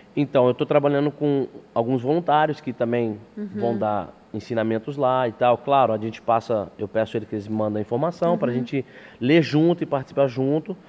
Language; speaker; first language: Portuguese; early bilingual, heritage; English